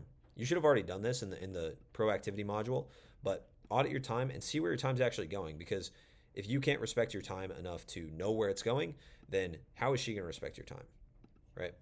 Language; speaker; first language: English; native; English